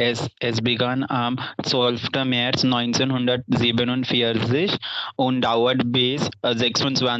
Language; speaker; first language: German; non-native, learner; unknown